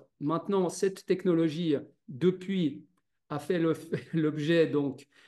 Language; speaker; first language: French; native; French